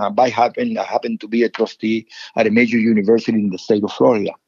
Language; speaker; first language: English; non-native, fluent; Spanish